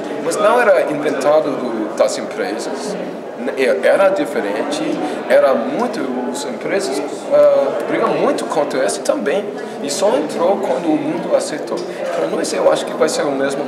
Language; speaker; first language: Portuguese; non-native, fluent; English